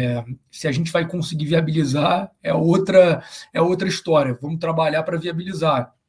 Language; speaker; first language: Portuguese; native; Portuguese